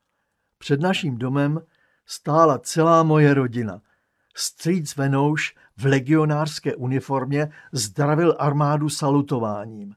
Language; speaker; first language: Czech; native; Czech